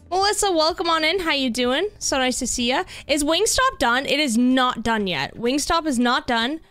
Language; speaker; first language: English; native; English